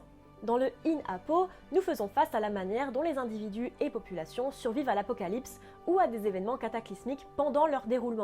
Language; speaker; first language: French; native; French